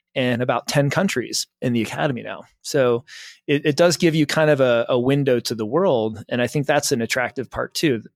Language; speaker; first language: English; native; English